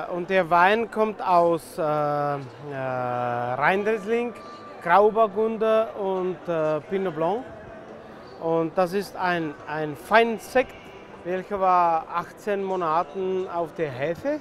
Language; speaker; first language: German; non-native, fluent; Czech